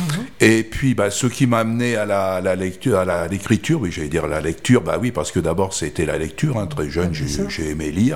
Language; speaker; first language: French; native; French